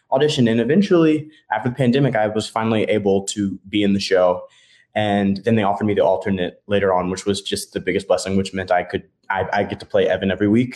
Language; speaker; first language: English; native; English